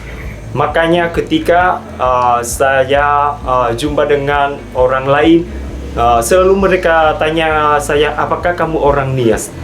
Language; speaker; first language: Indonesian; non-native, fluent; Vietnamese